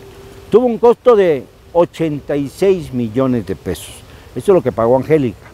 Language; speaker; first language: Spanish; native; Spanish